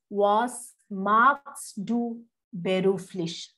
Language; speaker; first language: German; non-native, fluent; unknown